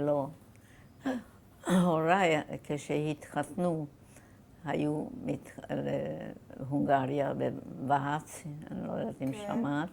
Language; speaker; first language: Hebrew; non-native, fluent; German